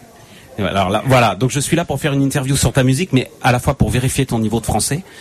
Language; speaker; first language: French; native; French